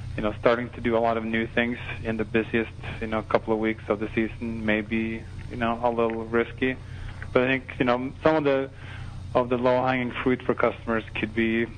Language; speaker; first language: English; non-native, fluent; Norwegian